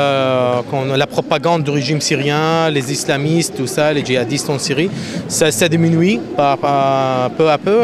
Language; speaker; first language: French; non-native, fluent; Arabic